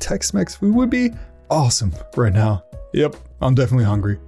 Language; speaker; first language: English; early bilingual, other home language; French